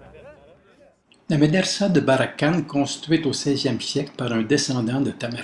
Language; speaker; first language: French; native; French